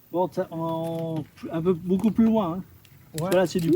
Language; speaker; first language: French; native; French